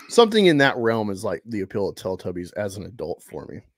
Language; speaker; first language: English; native; English